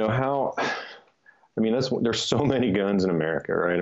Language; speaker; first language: English; native; English